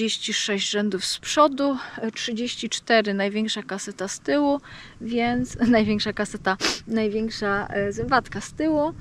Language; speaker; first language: Polish; native; Polish